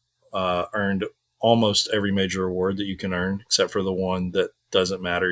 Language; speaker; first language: English; native; English